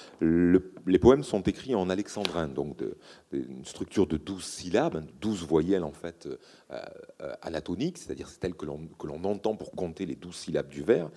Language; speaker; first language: French; native; French